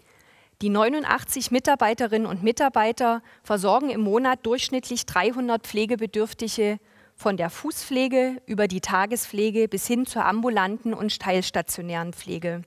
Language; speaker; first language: German; native; German